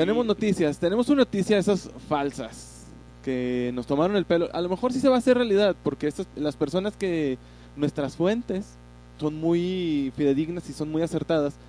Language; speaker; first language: Spanish; native; Spanish